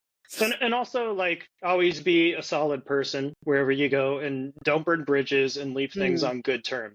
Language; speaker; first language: English; native; English